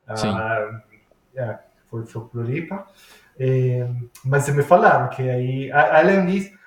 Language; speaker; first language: Portuguese; non-native, fluent; Italian